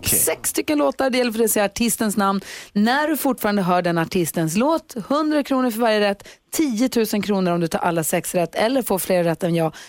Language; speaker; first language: Swedish; native; Swedish